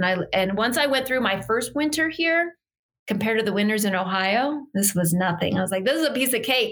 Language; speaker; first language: English; native; English